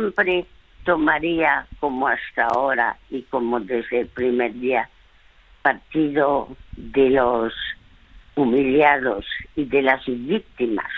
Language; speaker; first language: Spanish; early bilingual, other home language; French